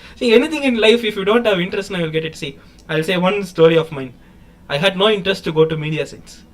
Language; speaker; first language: English; non-native, local second language; Tamil